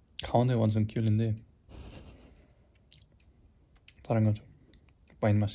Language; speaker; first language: Korean; non-native, fluent; German